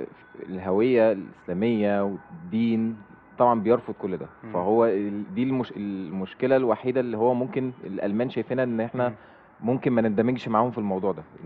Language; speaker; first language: Arabic; native; Arabic